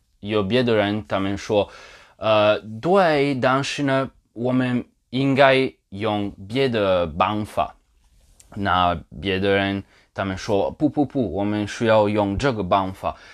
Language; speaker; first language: Chinese; non-native, learner; Polish